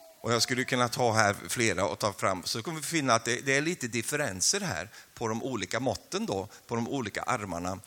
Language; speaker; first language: Swedish; native; Swedish